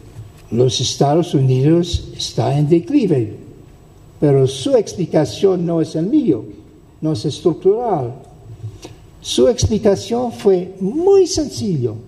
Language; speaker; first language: Spanish; non-native, fluent; English